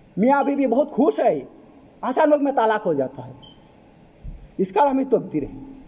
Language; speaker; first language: Hindi; non-native, fluent; Bangla